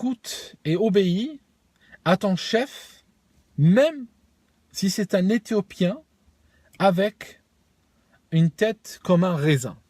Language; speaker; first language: French; native; French